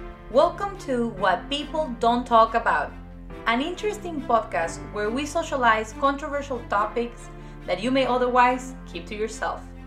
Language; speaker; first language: English; non-native, fluent; Spanish